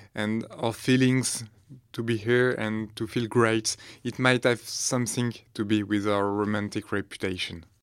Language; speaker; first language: English; non-native, fluent; French